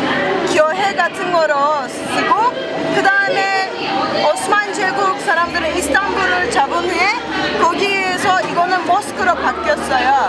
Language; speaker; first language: Korean; non-native, fluent; Turkish